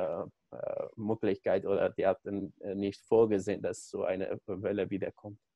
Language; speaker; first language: German; non-native, learner; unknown